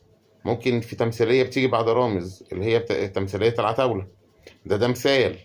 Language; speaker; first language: Arabic; native; Arabic